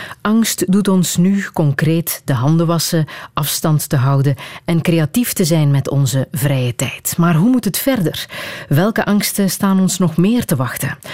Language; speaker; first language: Dutch; native; Dutch